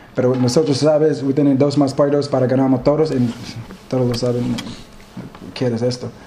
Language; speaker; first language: Spanish; non-native, learner; English